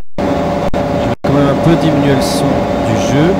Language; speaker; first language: French; native; French